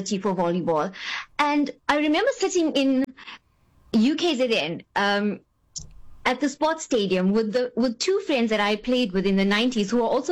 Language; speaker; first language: English; native; English